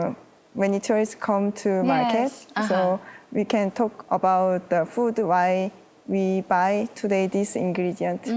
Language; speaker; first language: English; non-native, learner; Korean